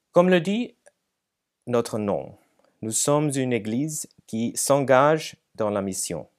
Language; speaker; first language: French; non-native, fluent; Finnish